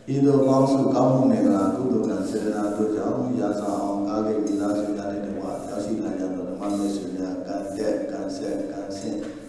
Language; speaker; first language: Burmese; native; Burmese